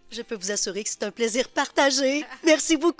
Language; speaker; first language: French; native; French